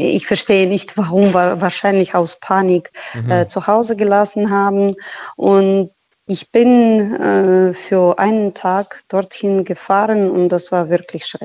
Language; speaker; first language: German; non-native, fluent; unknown